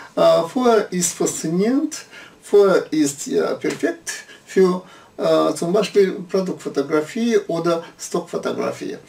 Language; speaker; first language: German; non-native, learner; Russian